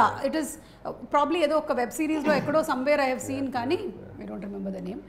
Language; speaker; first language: Telugu; native; Telugu